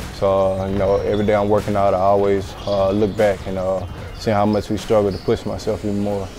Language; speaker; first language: English; native; English